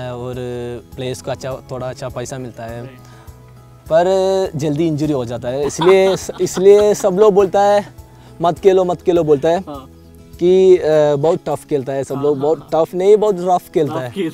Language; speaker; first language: Hindi; non-native, local second language; Malayalam